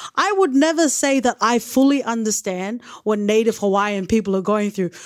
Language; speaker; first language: English; native; English